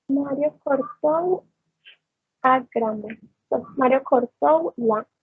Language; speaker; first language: Portuguese; non-native, learner; Spanish